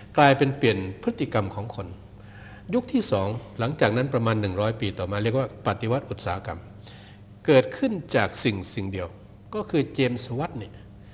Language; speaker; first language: Thai; native; Thai